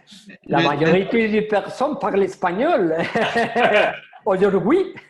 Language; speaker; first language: French; non-native, learner; Spanish